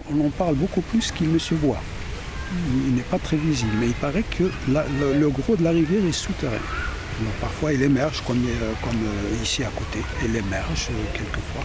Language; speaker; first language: French; non-native, local second language; Kabyle